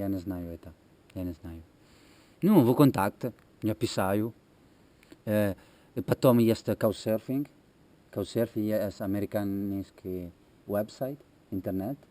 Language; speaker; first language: Russian; non-native, learner; Italian